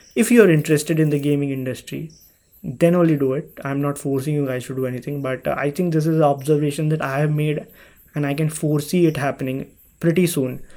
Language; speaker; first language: English; non-native, local second language; Hindi